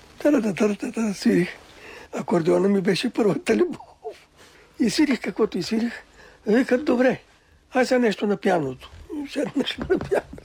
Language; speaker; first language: Bulgarian; early bilingual, other home language; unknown